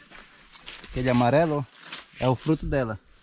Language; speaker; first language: Portuguese; native; Portuguese